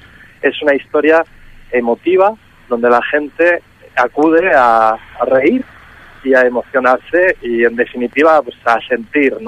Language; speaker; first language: Spanish; native; Spanish